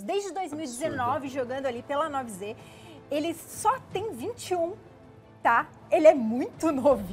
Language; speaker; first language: Portuguese; native; Portuguese